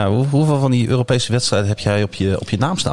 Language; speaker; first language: Dutch; native; Dutch